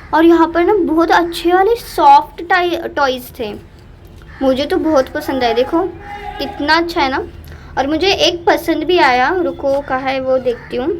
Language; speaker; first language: Hindi; non-native, local second language; Marathi